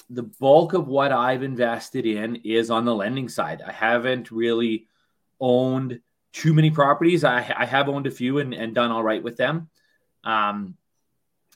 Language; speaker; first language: English; native; English